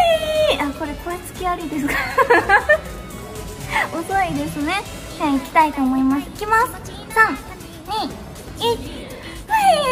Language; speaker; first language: Japanese; native; Japanese